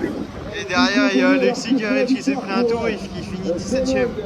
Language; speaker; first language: French; native; French